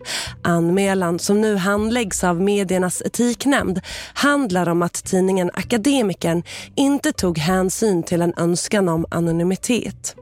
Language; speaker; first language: Swedish; native; Swedish